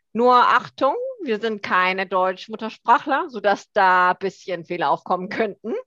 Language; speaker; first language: German; early bilingual, other home language; Korean